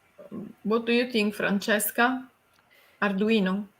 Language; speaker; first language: English; non-native, learner; Italian